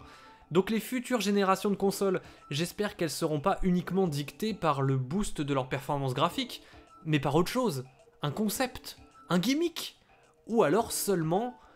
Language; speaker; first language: French; native; French